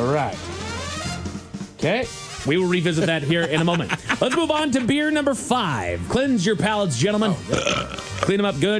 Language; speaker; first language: English; native; English